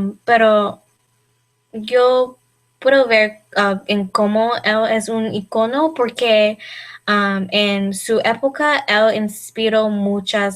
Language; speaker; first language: Spanish; non-native, learner; English